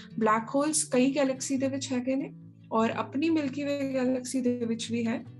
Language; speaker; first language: Punjabi; non-native, local second language; Tamil